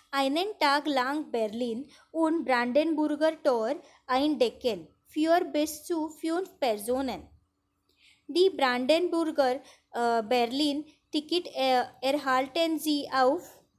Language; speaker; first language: German; non-native, fluent; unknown